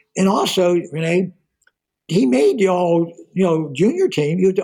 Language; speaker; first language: English; native; English